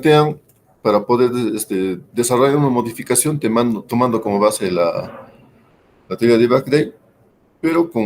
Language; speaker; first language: Spanish; native; Spanish